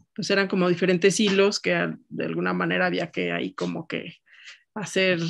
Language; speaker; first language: Spanish; native; Spanish